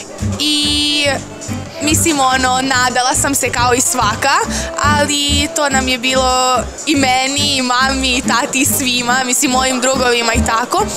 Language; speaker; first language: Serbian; early bilingual, heritage; Serbian